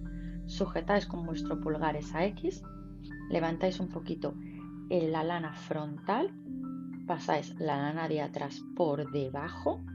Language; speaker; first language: Spanish; native; Spanish